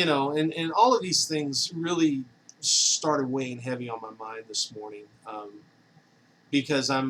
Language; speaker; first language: English; native; English